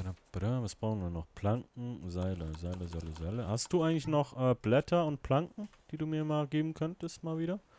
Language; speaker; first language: German; native; German